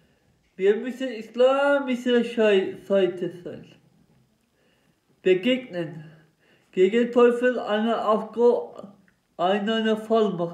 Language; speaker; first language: German; non-native, learner; Turkish